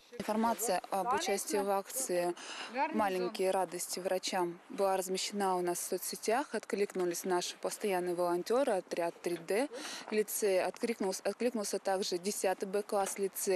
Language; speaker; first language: Russian; native; Russian